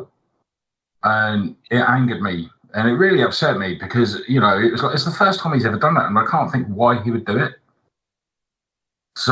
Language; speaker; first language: English; native; English